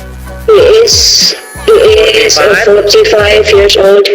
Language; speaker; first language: English; non-native, learner; Indonesian